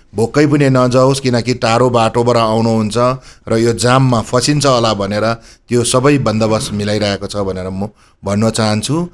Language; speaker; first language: Nepali; native; Nepali